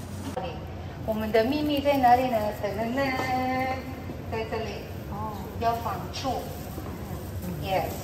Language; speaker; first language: Chinese; non-native, learner; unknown